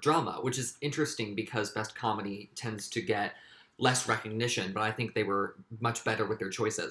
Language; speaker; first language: English; native; English